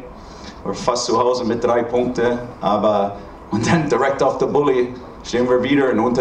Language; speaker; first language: German; non-native, learner; English